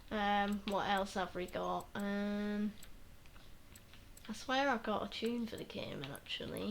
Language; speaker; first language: English; native; English